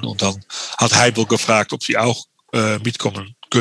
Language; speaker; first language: German; non-native, learner; Dutch